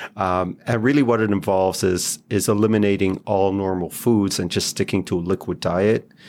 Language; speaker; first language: English; non-native, fluent; Hebrew